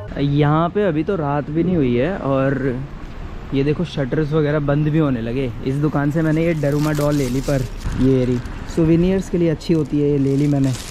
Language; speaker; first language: Hindi; native; Hindi